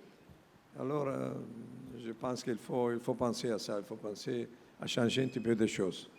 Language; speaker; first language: French; non-native, learner; Italian